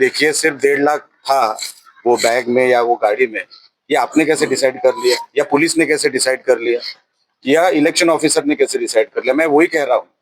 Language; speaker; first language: Hindi; non-native, local second language; Marathi